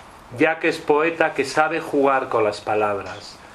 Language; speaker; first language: Spanish; native; Spanish